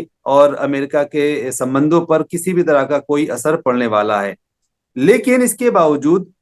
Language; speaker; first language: Hindi; native; Hindi